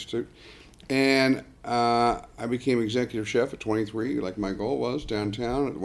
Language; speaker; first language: English; native; English